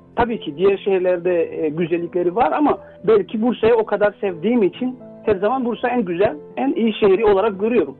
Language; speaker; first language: Turkish; non-native, fluent; Indonesian